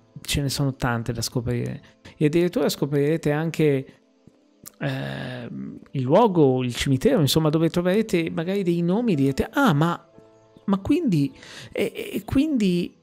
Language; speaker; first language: Italian; native; Italian